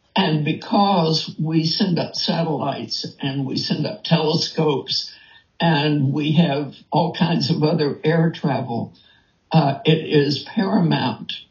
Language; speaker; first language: English; native; English